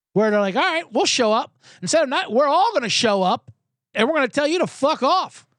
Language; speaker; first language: English; native; English